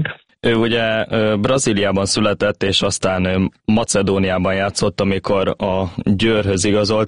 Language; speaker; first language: Hungarian; native; Hungarian